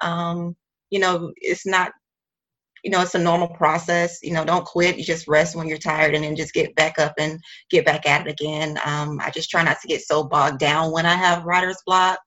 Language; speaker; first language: English; native; English